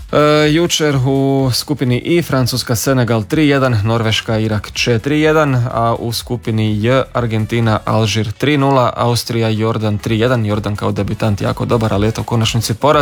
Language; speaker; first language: Serbian; native; Serbian